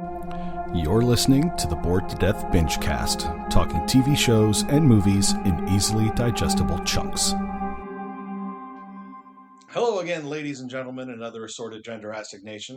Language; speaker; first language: English; native; English